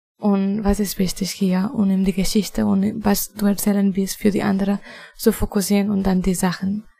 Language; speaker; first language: German; non-native, fluent; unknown